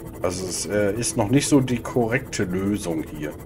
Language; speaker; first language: German; native; German